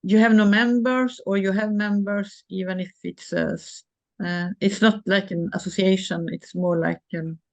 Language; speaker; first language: English; non-native, fluent; Swedish